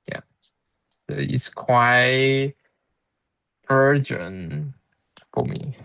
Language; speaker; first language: English; non-native, learner; Chinese